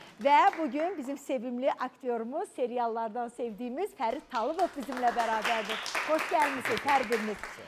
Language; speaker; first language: Azerbaijani; native; Azerbaijani